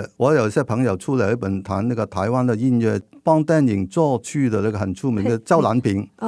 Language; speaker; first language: Chinese; non-native, local second language; Cantonese